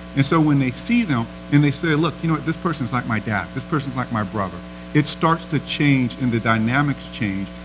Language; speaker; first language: English; native; English